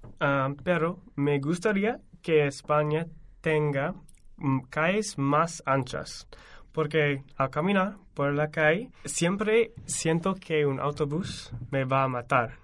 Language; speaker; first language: Spanish; non-native, fluent; English